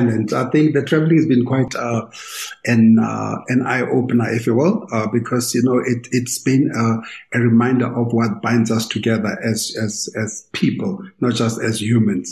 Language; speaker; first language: English; non-native, local second language; Tswana